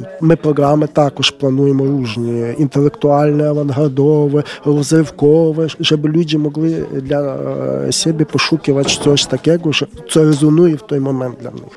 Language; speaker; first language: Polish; non-native, learner; Ukrainian